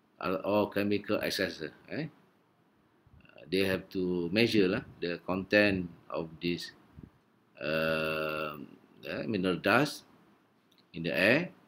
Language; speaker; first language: English; non-native, local second language; Malay